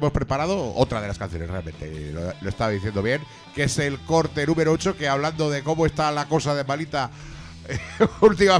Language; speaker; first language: Spanish; native; Spanish